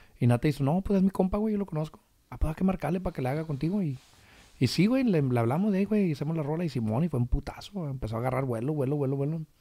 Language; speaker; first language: Spanish; early bilingual, heritage; Spanish